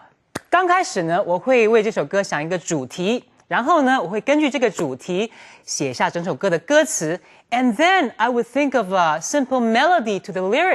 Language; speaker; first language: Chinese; native; Chinese